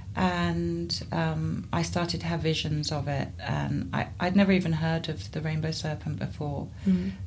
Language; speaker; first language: English; native; English